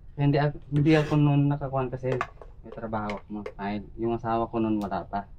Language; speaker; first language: Filipino; non-native, local second language; Iloko